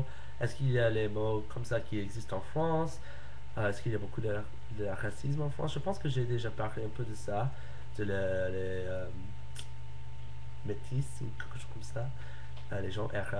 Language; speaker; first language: French; non-native, learner; English